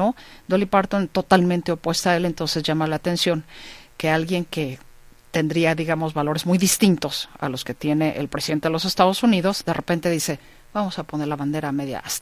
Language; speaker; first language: Spanish; native; Spanish